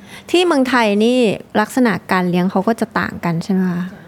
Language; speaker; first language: Thai; native; Thai